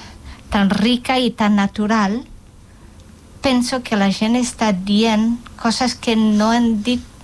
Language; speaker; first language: Catalan; non-native, local second language; Spanish